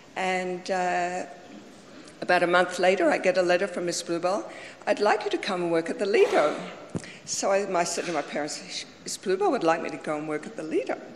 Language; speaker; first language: English; native; English